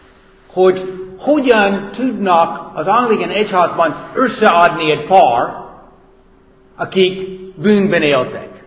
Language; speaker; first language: Hungarian; non-native, fluent; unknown